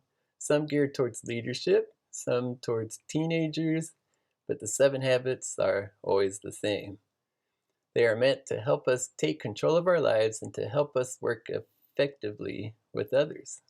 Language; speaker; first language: English; native; English